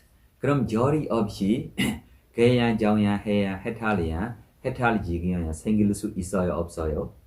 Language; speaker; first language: Korean; non-native, fluent; Burmese